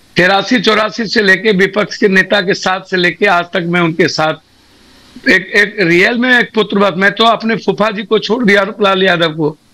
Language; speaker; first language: Hindi; native; Hindi